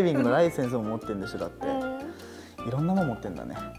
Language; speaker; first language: Japanese; native; Japanese